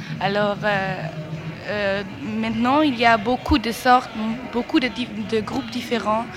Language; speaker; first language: French; non-native, learner; Dutch